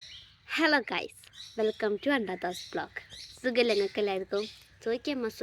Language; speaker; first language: Malayalam; early bilingual, other home language; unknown